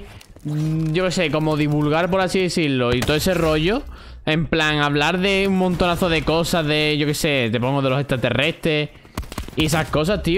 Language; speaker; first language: Spanish; native; Spanish